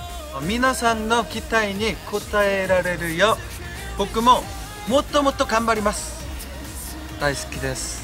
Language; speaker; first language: Japanese; non-native, learner; Korean